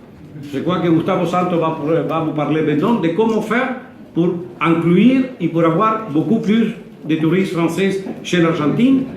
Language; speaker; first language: French; non-native, fluent; Spanish